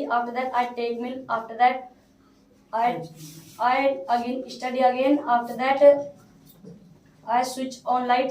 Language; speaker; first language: English; non-native, learner; Hindi